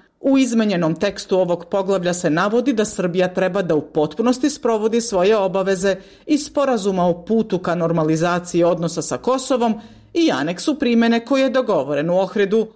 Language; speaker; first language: Serbian; non-native, local second language; Albanian